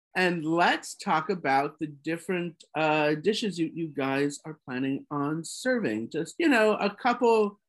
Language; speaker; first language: English; native; English